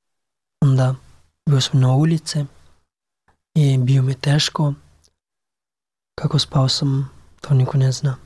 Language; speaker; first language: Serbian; non-native, learner; Pashto